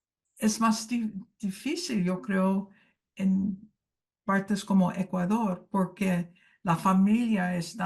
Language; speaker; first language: Spanish; early bilingual, heritage; Spanish